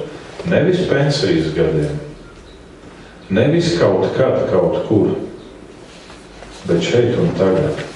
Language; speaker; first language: Latvian; native; Latvian